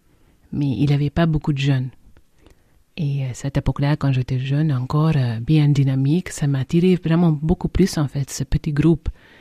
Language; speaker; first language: French; non-native, fluent; Hungarian